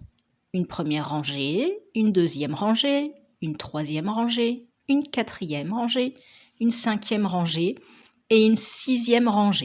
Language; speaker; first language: French; native; French